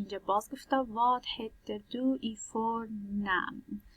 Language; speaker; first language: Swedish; non-native, learner; Persian